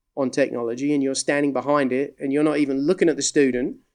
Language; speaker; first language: English; native; English